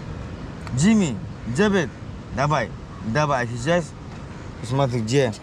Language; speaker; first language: Russian; non-native, learner; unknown